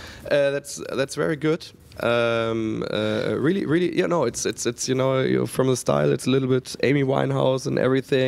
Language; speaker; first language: English; non-native, fluent; German